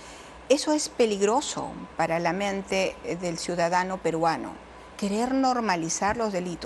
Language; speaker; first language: Spanish; native; Spanish